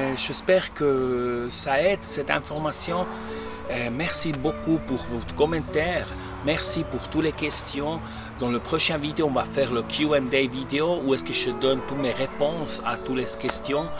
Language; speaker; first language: French; non-native, local second language; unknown